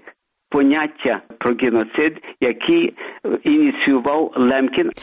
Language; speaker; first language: Ukrainian; early bilingual, heritage; Ukrainian